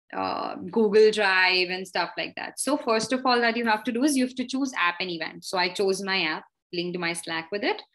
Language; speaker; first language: English; non-native, local second language; Hindi